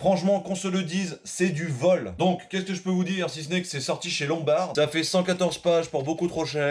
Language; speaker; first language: French; native; French